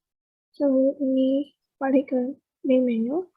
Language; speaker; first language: Malay; native; Malay